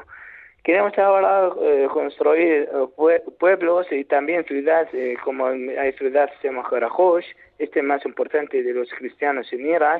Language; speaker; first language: Spanish; non-native, learner; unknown